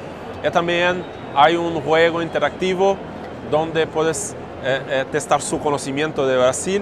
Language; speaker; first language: Spanish; non-native, fluent; Portuguese